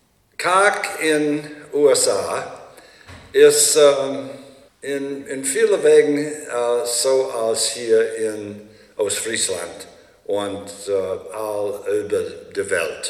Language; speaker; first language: German; early bilingual, heritage; Low German